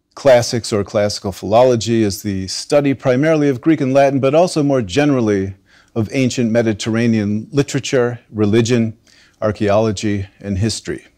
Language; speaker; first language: English; native; English